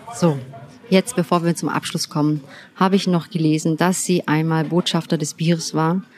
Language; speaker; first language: German; early bilingual, other home language; Turkish